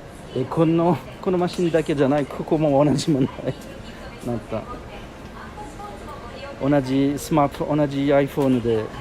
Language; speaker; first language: Japanese; non-native, learner; French